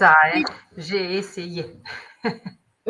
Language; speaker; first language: French; non-native, learner; Italian